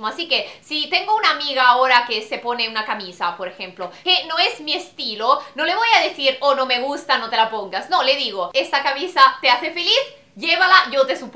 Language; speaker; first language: Spanish; non-native, fluent; Italian